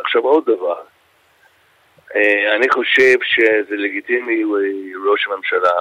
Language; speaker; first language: Hebrew; non-native, fluent; English